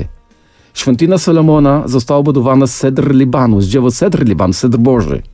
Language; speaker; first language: Polish; non-native, fluent; Arabic